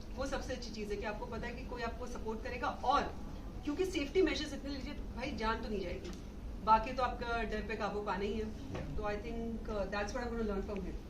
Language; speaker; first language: Hindi; native; Hindi